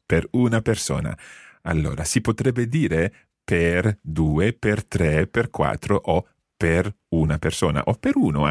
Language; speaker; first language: Italian; non-native, fluent; English